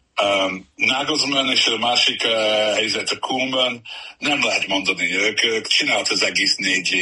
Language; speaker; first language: Hungarian; early bilingual, heritage; Hungarian